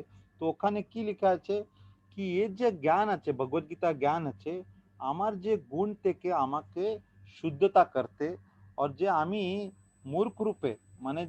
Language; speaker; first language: Bangla; non-native, learner; Hindi